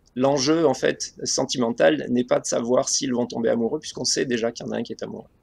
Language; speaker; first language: French; native; French